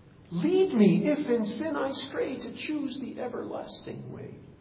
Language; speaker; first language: English; native; English